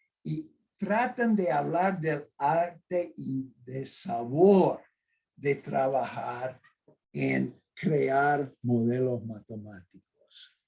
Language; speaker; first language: Spanish; non-native, fluent; English